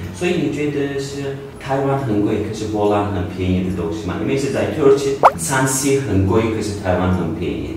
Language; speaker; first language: Chinese; non-native, learner; Turkish